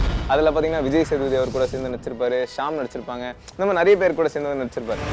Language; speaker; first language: Tamil; native; Tamil